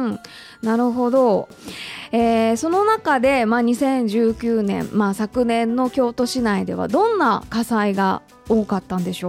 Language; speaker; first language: Japanese; native; Japanese